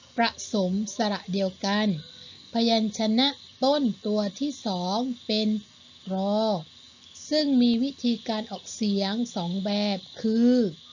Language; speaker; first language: Thai; non-native, local second language; Malay